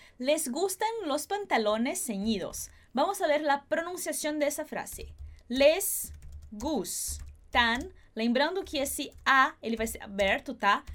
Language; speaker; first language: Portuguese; native; Portuguese